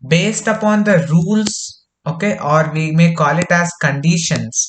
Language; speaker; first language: English; non-native, local second language; Kannada